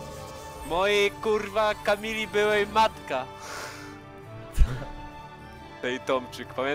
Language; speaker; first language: Polish; native; Polish